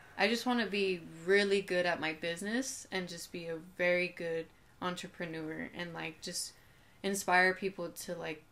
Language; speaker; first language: English; native; English